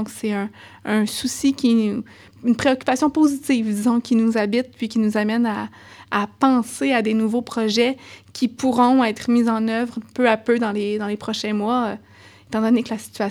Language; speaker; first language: French; native; French